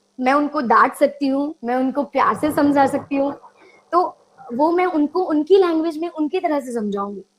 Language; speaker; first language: Hindi; non-native, local second language; Gujarati